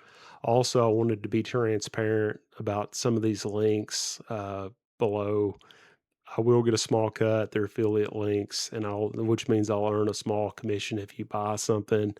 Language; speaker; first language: English; native; English